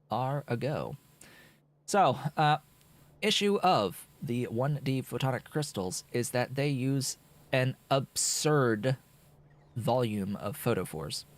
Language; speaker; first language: English; native; English